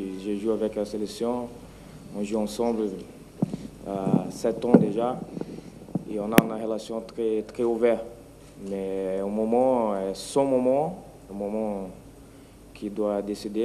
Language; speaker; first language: French; non-native, fluent; Portuguese